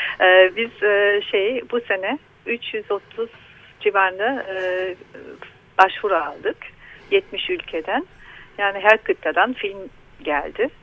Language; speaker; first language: Turkish; non-native, learner; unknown